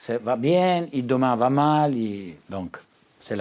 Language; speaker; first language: French; non-native, learner; Italian